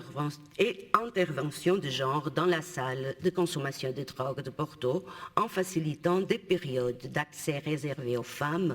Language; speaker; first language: French; non-native, fluent; Portuguese